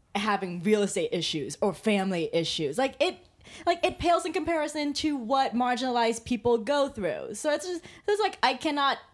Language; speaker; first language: English; native; English